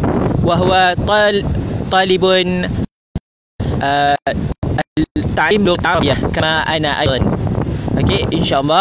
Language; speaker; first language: Arabic; non-native, learner; Indonesian